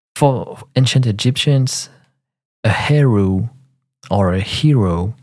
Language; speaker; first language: English; non-native, fluent; French